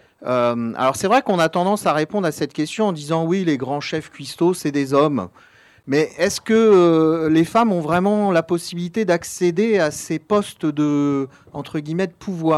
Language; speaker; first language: French; native; French